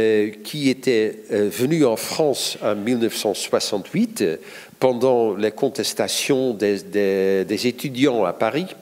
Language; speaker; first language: French; non-native, fluent; Dutch